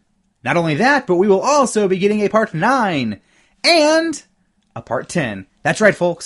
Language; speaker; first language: English; native; English